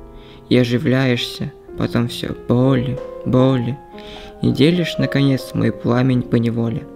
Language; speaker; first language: Russian; native; Russian